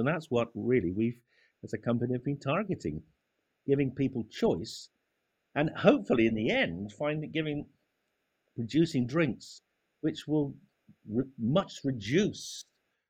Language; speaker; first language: English; native; English